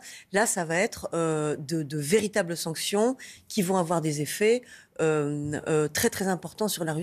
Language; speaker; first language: French; native; French